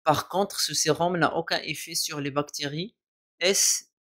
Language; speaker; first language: French; non-native, local second language; Arabic